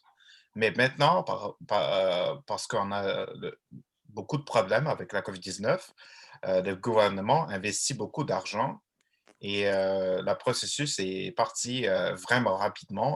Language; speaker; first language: French; non-native, local second language; English